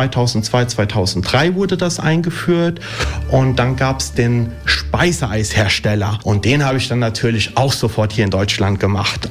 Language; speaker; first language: German; early bilingual, other home language; Italian